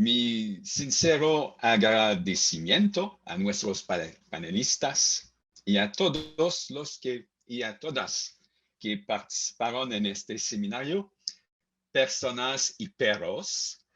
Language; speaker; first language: Spanish; non-native, learner; French